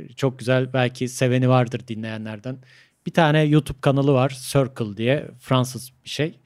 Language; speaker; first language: Turkish; native; Turkish